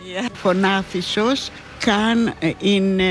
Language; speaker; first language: German; non-native, learner; Greek